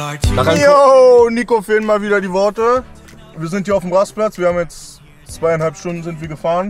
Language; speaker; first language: German; native; German